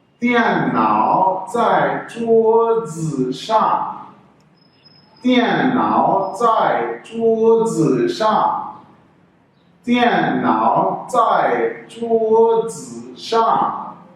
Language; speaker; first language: Chinese; non-native, fluent; Urdu